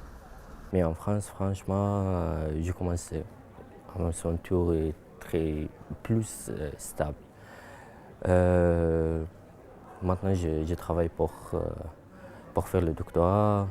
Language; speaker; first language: French; non-native, learner; Arabic